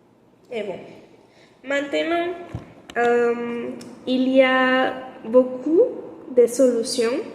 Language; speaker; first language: French; non-native, learner; Spanish